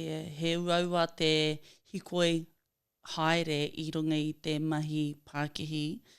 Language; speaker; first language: Māori; non-native, local second language; English